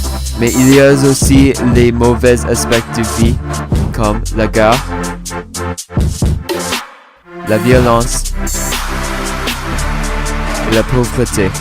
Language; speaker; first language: French; non-native, learner; English